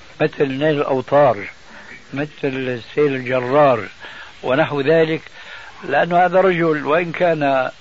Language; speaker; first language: Arabic; early bilingual, other home language; Albanian